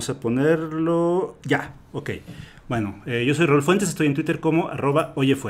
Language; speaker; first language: Spanish; native; Spanish